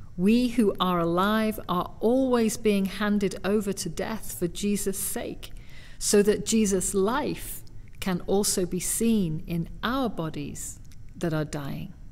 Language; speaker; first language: English; native; English